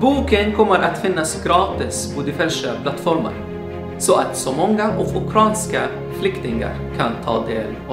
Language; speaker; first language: Swedish; non-native, fluent; Arabic